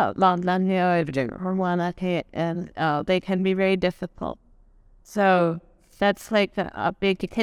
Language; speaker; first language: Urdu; non-native, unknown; English